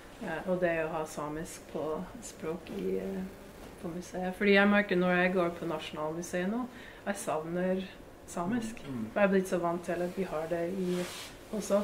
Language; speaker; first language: Norwegian; non-native, fluent; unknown